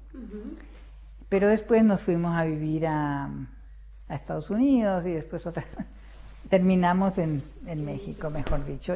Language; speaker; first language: Spanish; early bilingual, other home language; Russian